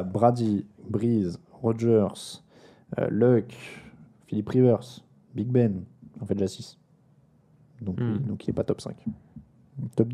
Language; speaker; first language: French; native; French